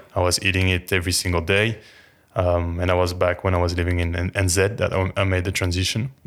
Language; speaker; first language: English; non-native, fluent; French